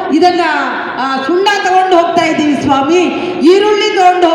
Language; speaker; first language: Kannada; non-native, local second language; Lambadi